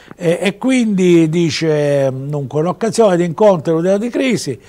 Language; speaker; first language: Italian; native; Italian